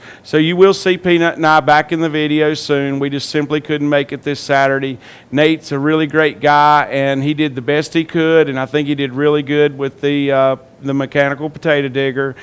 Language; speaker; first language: English; native; English